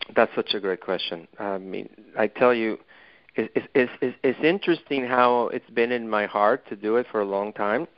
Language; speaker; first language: English; non-native, fluent; Spanish